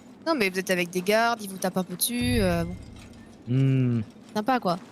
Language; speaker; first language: French; native; French